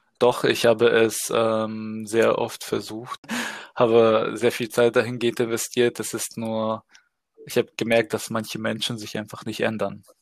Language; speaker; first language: German; early bilingual, other home language; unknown